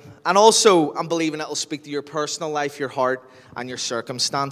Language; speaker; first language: English; native; English